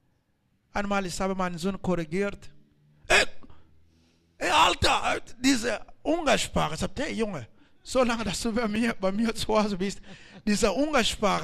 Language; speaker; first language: German; non-native, learner; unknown